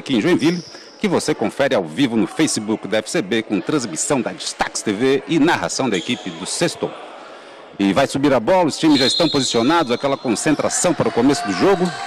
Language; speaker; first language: Portuguese; native; Portuguese